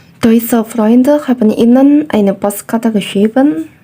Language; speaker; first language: German; non-native, fluent; Indonesian